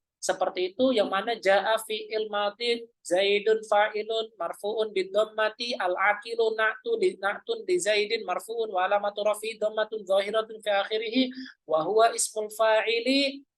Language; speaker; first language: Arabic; non-native, fluent; Indonesian